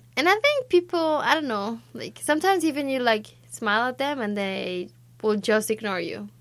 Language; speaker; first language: English; non-native, fluent; Spanish